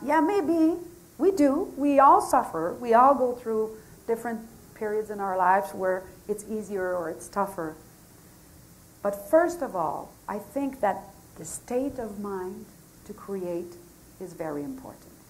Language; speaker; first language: English; non-native, fluent; French